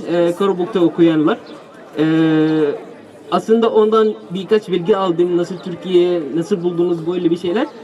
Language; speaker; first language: Turkish; non-native, learner; Arabic